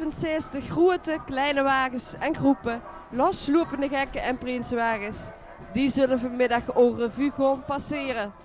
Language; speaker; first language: Dutch; native; Dutch